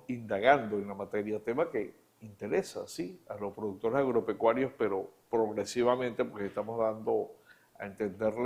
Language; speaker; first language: Spanish; native; Spanish